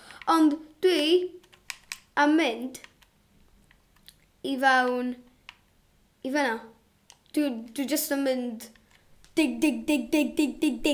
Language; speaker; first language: Welsh; non-native, local second language; English